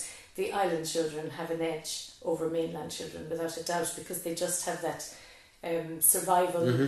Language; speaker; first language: English; native; English